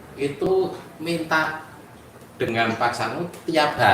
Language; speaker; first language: Indonesian; non-native, local second language; Javanese